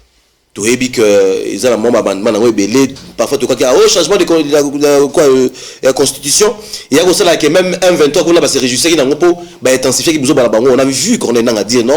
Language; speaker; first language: French; non-native, local second language; Lingala